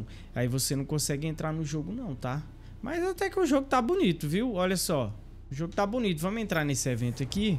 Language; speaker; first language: Portuguese; native; Portuguese